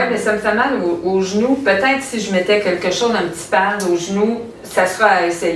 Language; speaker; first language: French; native; French